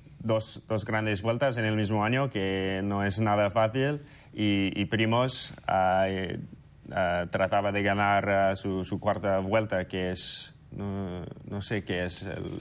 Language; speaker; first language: Spanish; non-native, fluent; English